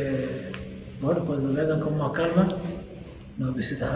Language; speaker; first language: Spanish; non-native, local second language; Arabic